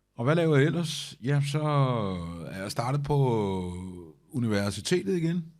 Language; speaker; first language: Danish; early bilingual, other home language; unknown